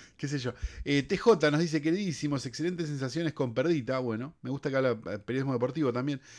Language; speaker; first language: Spanish; native; Spanish